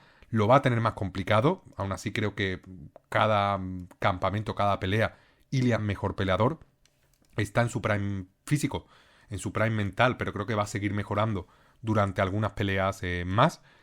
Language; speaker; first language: Spanish; native; Spanish